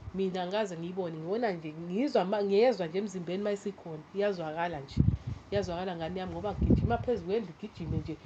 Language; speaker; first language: Zulu; native; Zulu